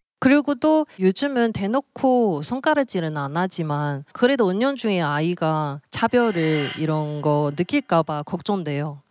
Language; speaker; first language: Korean; non-native, fluent; Chinese